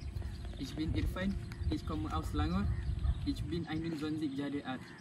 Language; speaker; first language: German; non-native, learner; Malay